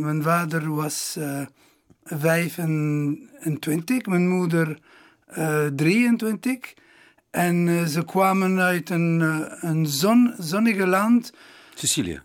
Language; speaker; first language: Dutch; non-native, local second language; Italian